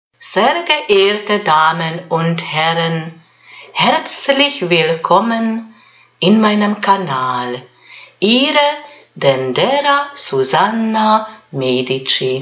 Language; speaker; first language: German; non-native, fluent; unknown